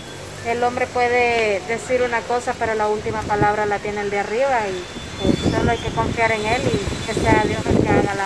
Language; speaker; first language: Spanish; native; Spanish